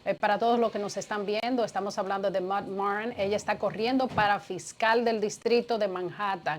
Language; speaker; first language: Spanish; native; Spanish